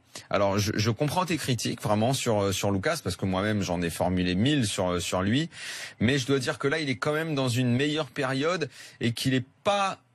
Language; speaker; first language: French; native; French